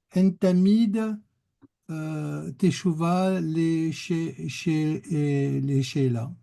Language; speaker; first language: Hebrew; non-native, learner; French